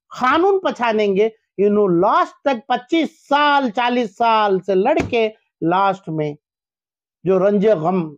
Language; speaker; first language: Hindi; non-native, local second language; Urdu